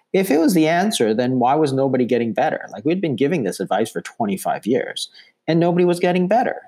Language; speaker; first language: English; native; English